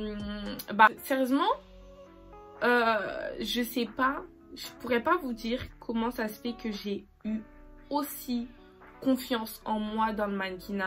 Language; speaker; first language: French; native; French